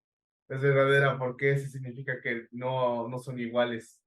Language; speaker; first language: Spanish; native; Spanish